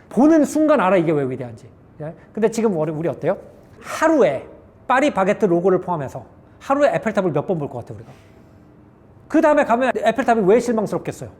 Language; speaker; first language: Korean; native; Korean